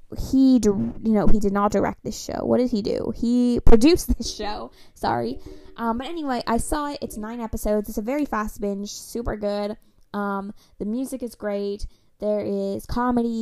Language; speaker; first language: English; native; English